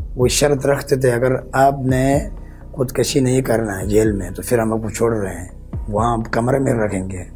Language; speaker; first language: Urdu; non-native, local second language; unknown